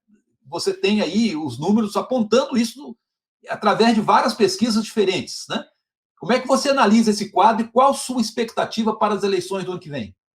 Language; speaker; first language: Portuguese; native; Portuguese